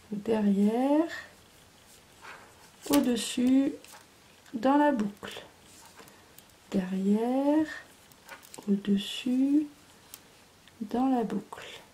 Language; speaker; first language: French; native; French